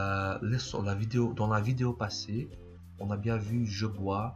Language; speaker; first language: French; non-native, fluent; Portuguese